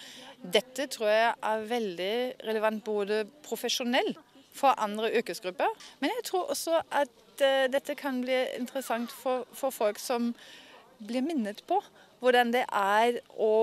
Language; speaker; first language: Norwegian; non-native, fluent; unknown